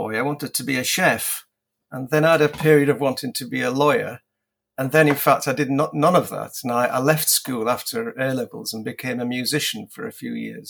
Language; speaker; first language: English; native; English